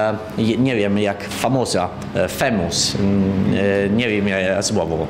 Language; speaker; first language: Polish; non-native, learner; Italian